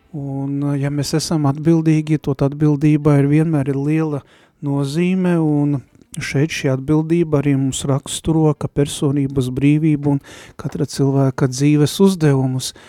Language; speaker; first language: Latvian; native; Latvian